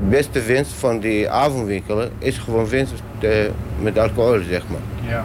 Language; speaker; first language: Dutch; non-native, learner; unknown